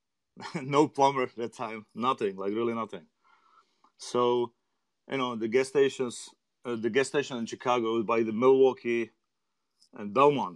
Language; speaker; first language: English; non-native, learner; Czech